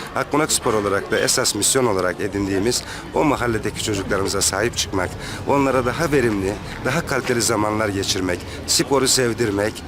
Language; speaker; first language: Turkish; native; Turkish